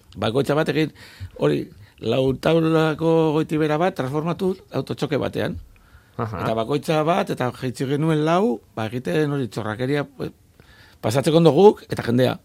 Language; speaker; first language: Basque; non-native, local second language; Spanish